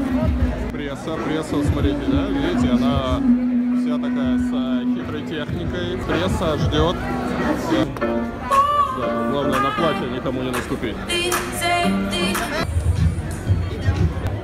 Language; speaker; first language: Russian; native; Russian